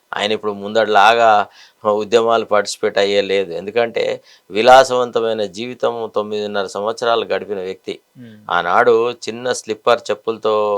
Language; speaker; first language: Telugu; native; Telugu